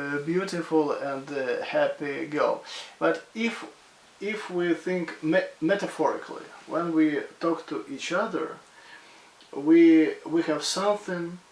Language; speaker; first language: English; non-native, fluent; Russian